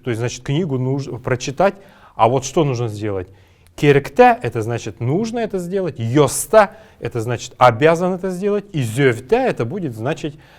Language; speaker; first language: Russian; native; Russian